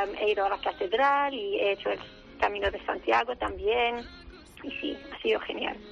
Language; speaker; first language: Spanish; non-native, fluent; English